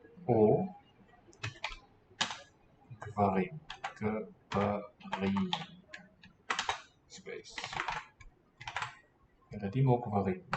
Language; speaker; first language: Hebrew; non-native, learner; English